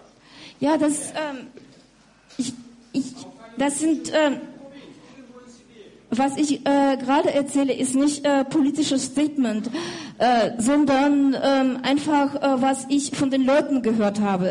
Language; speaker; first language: German; non-native, fluent; Russian